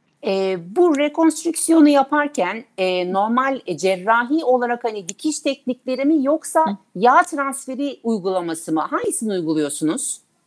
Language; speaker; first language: Turkish; native; Turkish